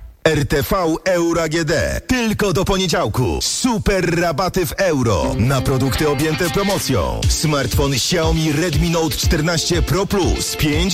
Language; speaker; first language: Polish; native; Polish